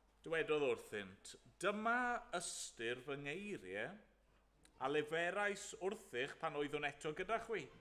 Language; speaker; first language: Welsh; native; Welsh